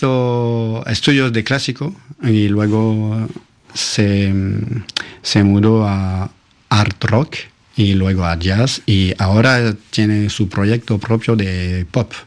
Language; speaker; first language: Spanish; non-native, fluent; French